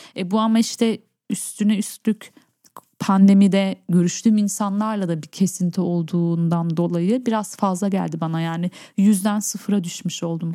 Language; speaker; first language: Turkish; early bilingual, heritage; Turkish